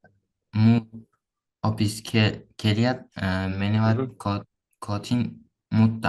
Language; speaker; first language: Finnish; non-native, learner; Uzbek